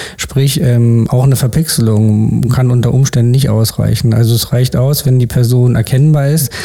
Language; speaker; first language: German; native; German